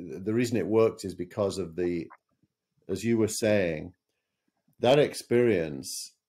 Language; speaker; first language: English; native; English